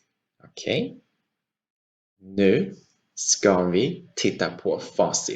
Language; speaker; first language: Swedish; non-native, fluent; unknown